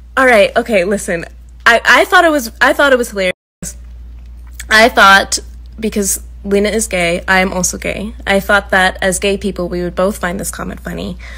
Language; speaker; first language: English; native; English